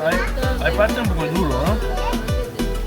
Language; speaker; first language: Spanish; non-native, learner; French